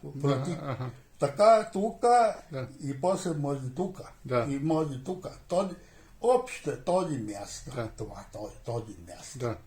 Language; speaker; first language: Bulgarian; non-native, learner; Chinese